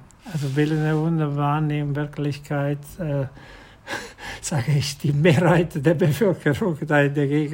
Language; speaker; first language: German; non-native, fluent; Italian